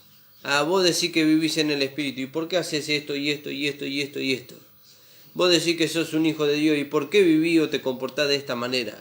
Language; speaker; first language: Spanish; native; Spanish